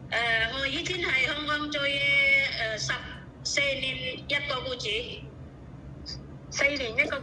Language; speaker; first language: Cantonese; non-native, learner; Indonesian